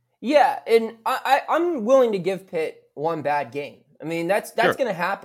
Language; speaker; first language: English; native; English